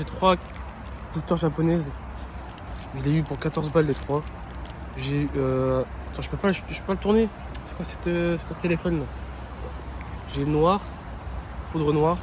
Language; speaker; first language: French; native; French